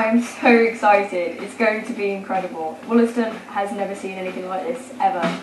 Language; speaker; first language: English; native; English